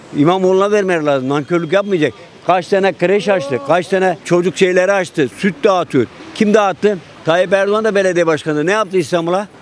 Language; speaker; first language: Turkish; native; Turkish